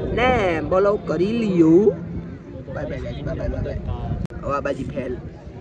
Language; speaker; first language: Hindi; non-native, local second language; Gujarati